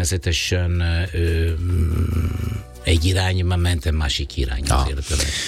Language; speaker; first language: Hungarian; non-native, fluent; Italian